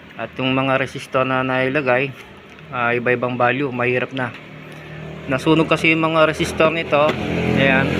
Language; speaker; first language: Filipino; non-native, local second language; Pampanga